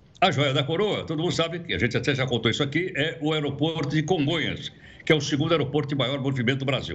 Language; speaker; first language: Portuguese; native; Portuguese